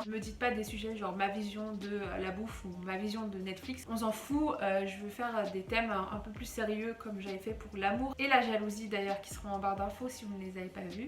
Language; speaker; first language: French; native; French